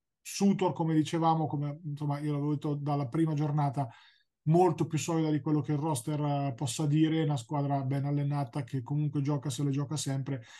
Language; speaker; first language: Italian; native; Italian